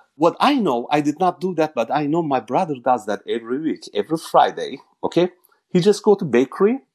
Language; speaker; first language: English; non-native, fluent; Turkish